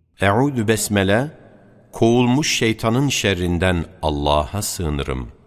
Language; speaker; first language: Turkish; native; Turkish